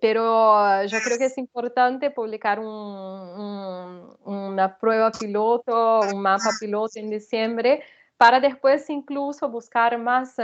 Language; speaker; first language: Spanish; non-native, fluent; Portuguese